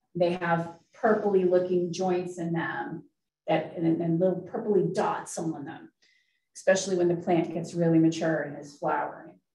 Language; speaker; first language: English; native; English